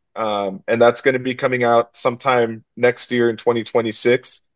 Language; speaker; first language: English; early bilingual, other home language; Spanish